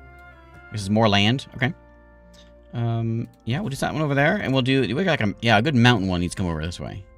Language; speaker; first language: English; native; English